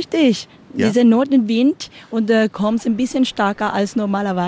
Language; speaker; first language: German; non-native, learner; Spanish